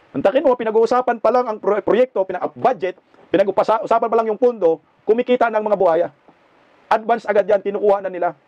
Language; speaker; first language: Filipino; non-native, local second language; Cebuano